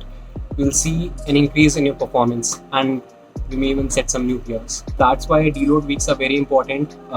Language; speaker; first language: English; non-native, local second language; Hindi